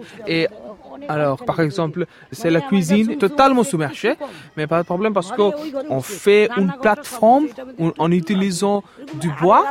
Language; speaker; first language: French; non-native, fluent; Bangla